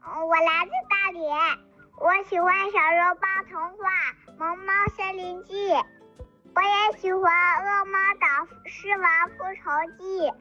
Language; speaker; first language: Chinese; native; Chinese